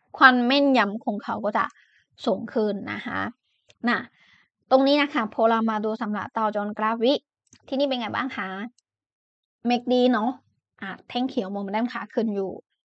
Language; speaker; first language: Thai; non-native, fluent; Chinese